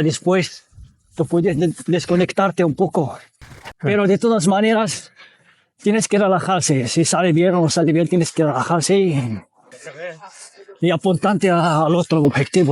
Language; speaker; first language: Spanish; non-native, fluent; Arabic